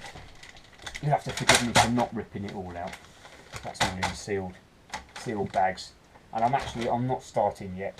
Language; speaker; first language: English; native; English